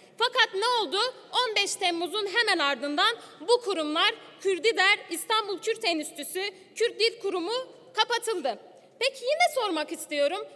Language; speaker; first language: Turkish; non-native, local second language; Kurdish